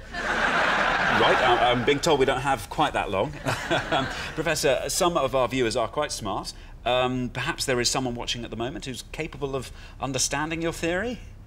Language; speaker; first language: English; native; English